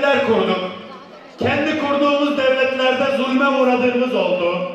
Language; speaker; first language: Turkish; native; Turkish